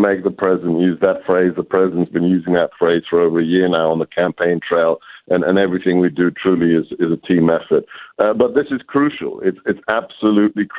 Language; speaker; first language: English; native; English